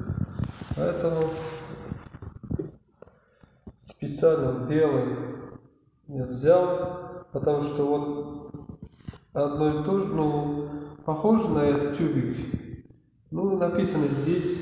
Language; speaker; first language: Russian; non-native, learner; Uzbek